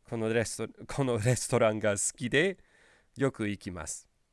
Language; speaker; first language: Japanese; non-native, fluent; English